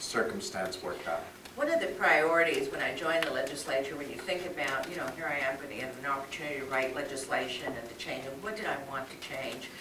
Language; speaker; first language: English; native; English